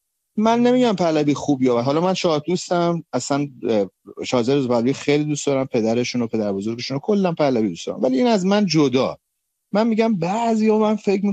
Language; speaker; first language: Persian; native; Persian